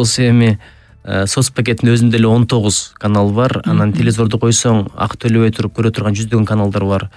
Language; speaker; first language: Kyrgyz; native; Kyrgyz